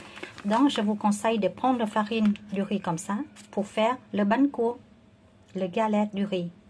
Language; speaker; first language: French; non-native, learner; Vietnamese